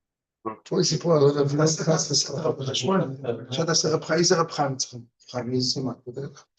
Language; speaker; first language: Hebrew; non-native, fluent; English